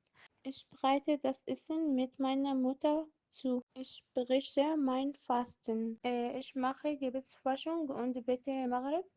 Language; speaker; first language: German; non-native, learner; Arabic